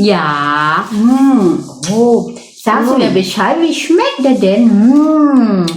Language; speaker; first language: German; non-native, learner; Thai